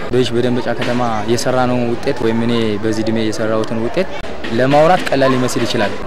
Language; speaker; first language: Amharic; native; Amharic